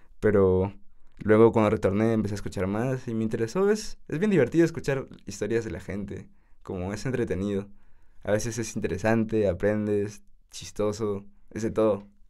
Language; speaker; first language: Spanish; native; Spanish